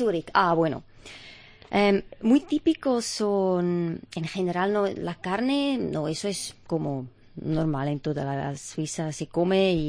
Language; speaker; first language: Spanish; non-native, fluent; German